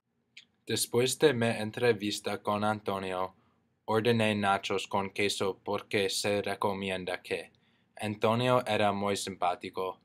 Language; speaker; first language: Spanish; non-native, learner; English